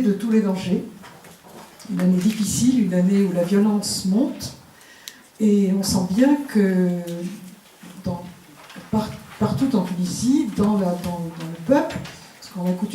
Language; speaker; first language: French; native; French